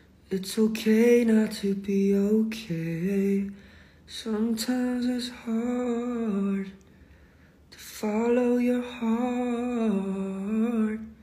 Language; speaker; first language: English; early bilingual, other home language; Korean